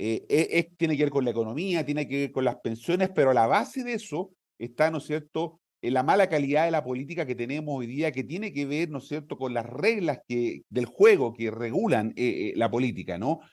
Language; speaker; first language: Spanish; native; Spanish